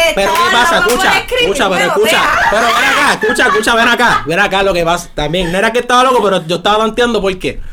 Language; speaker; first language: Spanish; native; Spanish